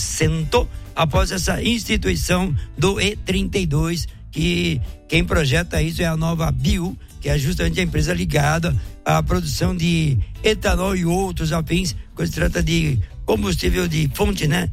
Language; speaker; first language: Portuguese; native; Portuguese